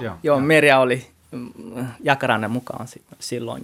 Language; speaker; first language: Finnish; non-native, learner; Tswana